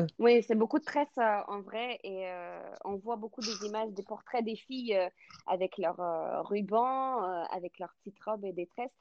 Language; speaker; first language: French; non-native, fluent; Russian